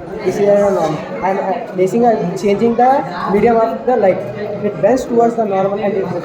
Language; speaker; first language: English; non-native, local second language; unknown